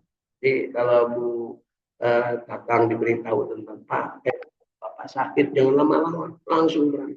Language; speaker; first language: Indonesian; native; Indonesian